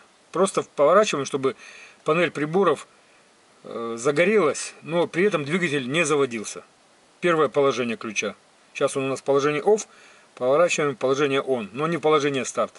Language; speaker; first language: Russian; native; Russian